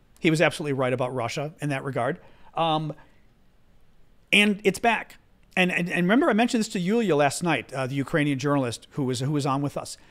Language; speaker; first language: English; native; English